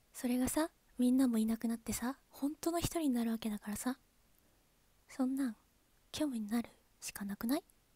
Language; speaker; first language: Japanese; native; Japanese